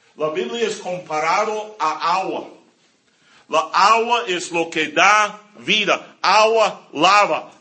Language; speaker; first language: Spanish; non-native, fluent; English